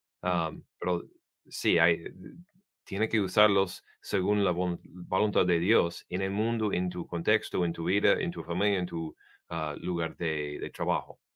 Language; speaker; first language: Spanish; non-native, learner; English